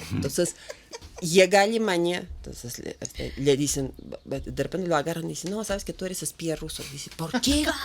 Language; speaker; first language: Spanish; non-native, fluent; Russian